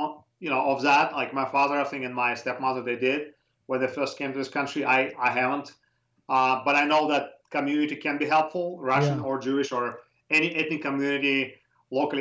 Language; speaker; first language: English; non-native, fluent; Russian